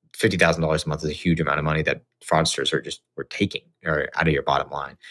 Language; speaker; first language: English; native; English